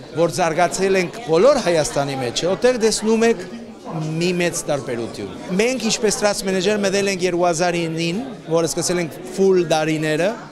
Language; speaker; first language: Armenian; early bilingual, heritage; Armenian